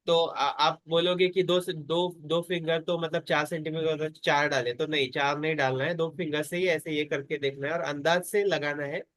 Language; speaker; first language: Hindi; non-native, local second language; Marathi